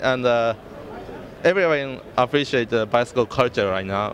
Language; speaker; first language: English; non-native, fluent; Japanese